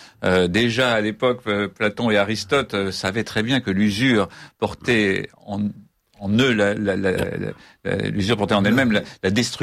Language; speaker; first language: French; native; French